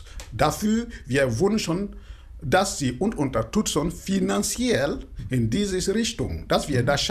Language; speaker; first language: German; non-native, fluent; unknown